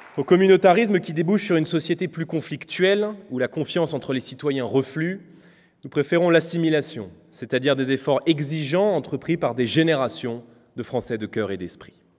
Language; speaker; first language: French; native; French